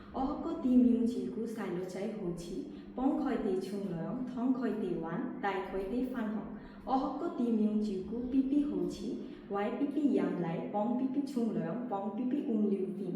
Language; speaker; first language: Cantonese; non-native, learner; Bangla